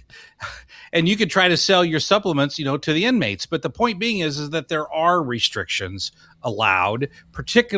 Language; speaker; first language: English; native; English